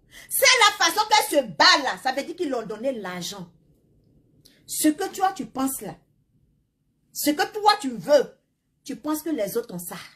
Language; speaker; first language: French; non-native, local second language; Baoulé